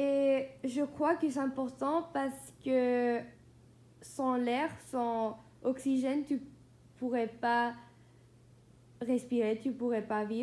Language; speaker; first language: French; non-native, fluent; Spanish